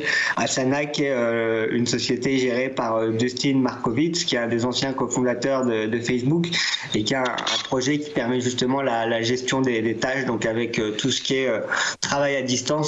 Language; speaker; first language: French; native; French